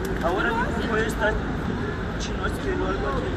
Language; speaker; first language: Spanish; non-native, learner; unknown